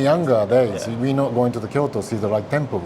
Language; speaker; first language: English; non-native, learner; Japanese